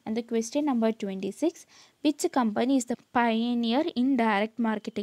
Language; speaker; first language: English; non-native, local second language; Malayalam